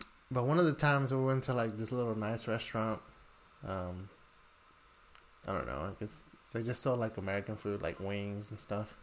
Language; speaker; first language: English; early bilingual, other home language; Spanish